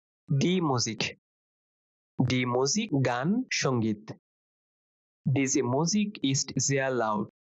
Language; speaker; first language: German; non-native, fluent; Bangla